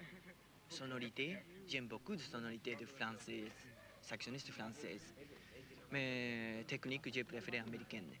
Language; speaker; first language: French; non-native, learner; Japanese